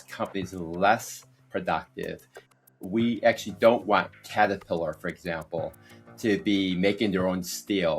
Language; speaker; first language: English; native; English